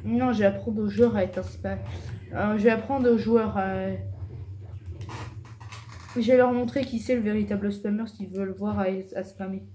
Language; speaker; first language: French; native; French